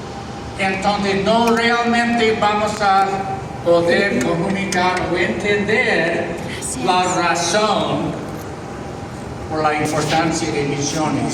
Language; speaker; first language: Spanish; non-native, fluent; English